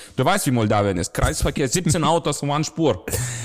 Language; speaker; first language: German; non-native, fluent; Romanian